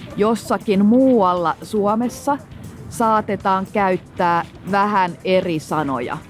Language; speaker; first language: Finnish; native; Finnish